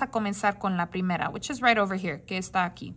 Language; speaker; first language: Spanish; non-native, learner; English